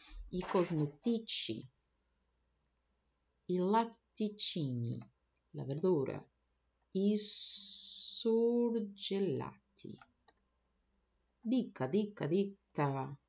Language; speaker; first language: Italian; non-native, learner; Portuguese